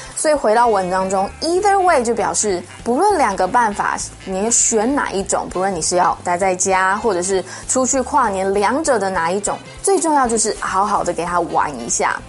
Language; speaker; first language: Chinese; native; Chinese